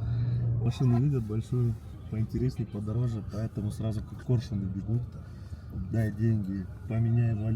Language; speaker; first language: Russian; native; Russian